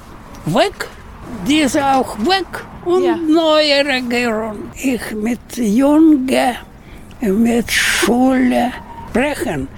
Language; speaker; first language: German; non-native, learner; Russian